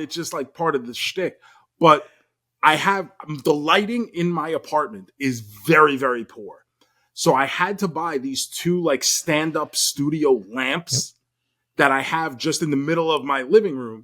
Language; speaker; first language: English; native; English